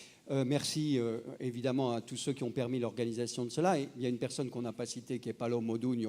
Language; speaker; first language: French; native; French